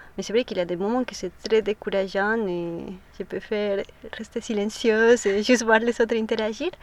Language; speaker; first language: French; non-native, fluent; Spanish